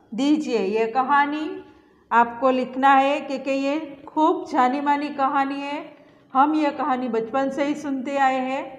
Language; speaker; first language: Hindi; non-native, local second language; Gujarati